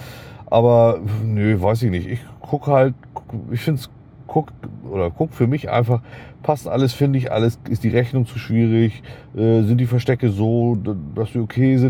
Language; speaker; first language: German; native; German